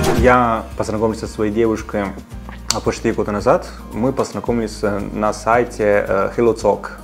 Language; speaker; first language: Russian; non-native, fluent; Italian